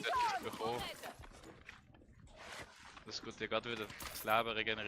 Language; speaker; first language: German; native; German